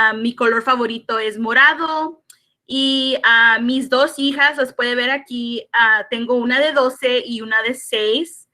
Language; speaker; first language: Spanish; early bilingual, other home language; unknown